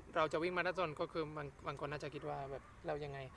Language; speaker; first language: Thai; non-native, fluent; Spanish